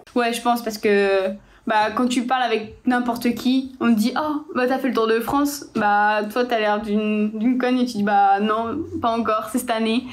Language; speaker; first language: French; native; French